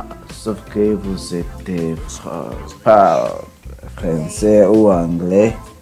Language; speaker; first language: French; non-native, learner; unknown